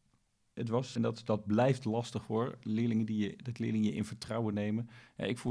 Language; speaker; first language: Dutch; native; Dutch